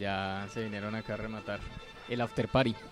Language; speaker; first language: Spanish; native; Spanish